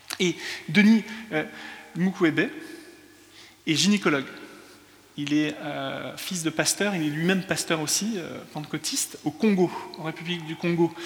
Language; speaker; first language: French; early bilingual, other home language; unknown